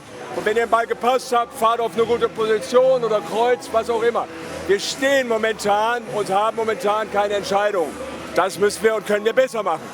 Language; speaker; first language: German; native; German